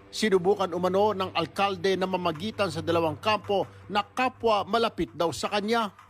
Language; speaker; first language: Filipino; native; Filipino